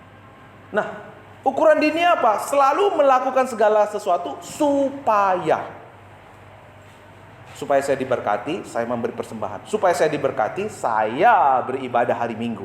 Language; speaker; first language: Indonesian; native; Indonesian